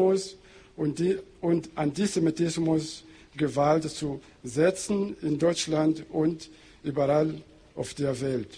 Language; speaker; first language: German; non-native, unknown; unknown